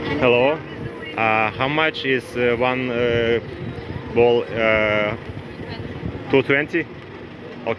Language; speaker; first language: English; non-native, learner; Turkish